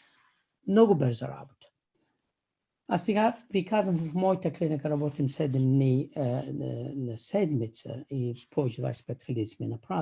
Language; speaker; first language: Bulgarian; non-native, fluent; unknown